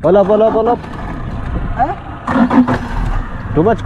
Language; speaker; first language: English; non-native, learner; Hindi